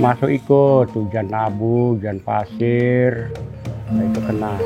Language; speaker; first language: Indonesian; non-native, local second language; Balinese